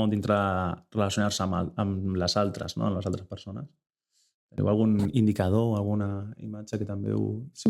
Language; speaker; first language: Catalan; native; Catalan